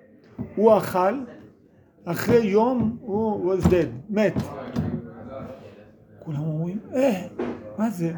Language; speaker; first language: Hebrew; non-native, fluent; English